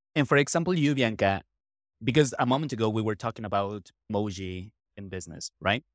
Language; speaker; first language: English; non-native, fluent; Spanish